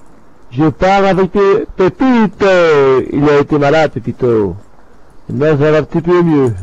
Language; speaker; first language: French; native; French